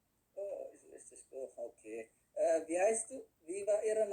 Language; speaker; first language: German; non-native, learner; Tigrinya